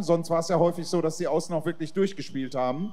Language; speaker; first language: German; native; German